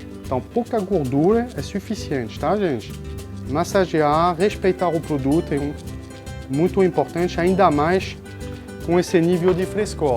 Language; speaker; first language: Portuguese; non-native, fluent; French